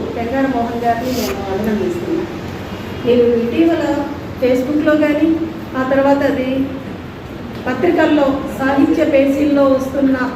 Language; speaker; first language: Telugu; native; Telugu